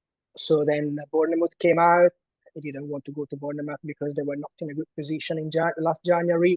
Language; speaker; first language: English; non-native, fluent; Italian